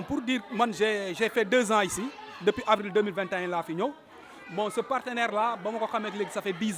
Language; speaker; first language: French; non-native, local second language; Wolof